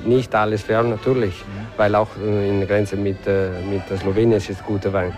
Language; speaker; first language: German; non-native, learner; Italian